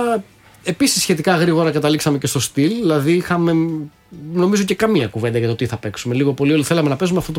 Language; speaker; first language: Greek; native; Greek